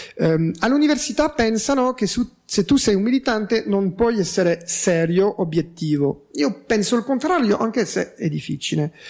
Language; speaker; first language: Italian; non-native, fluent; French